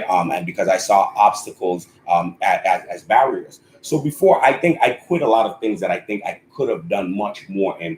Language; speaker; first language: English; native; English